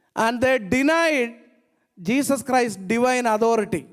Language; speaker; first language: English; non-native, local second language; Malayalam